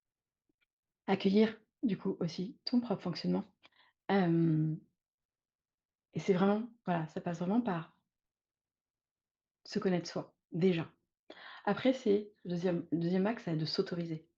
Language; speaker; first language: French; native; French